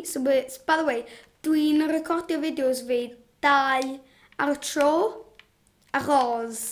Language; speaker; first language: Welsh; non-native, local second language; English